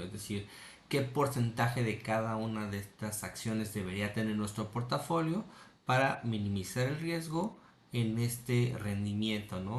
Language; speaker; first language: Spanish; native; Spanish